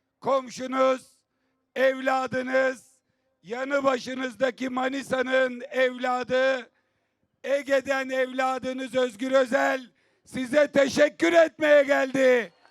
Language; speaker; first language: Turkish; native; Turkish